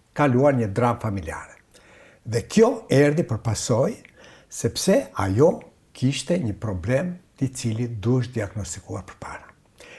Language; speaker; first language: Albanian; native; Albanian